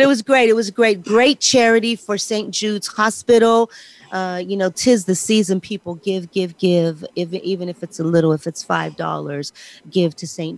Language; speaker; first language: English; native; English